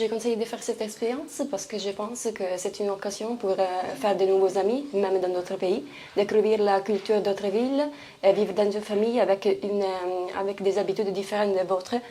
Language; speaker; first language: French; non-native, fluent; Italian